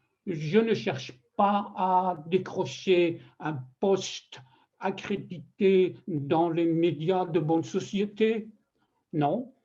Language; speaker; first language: French; non-native, fluent; Persian